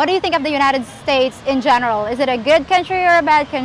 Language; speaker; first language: English; native; English